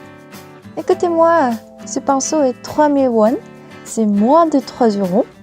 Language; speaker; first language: French; non-native, learner; Korean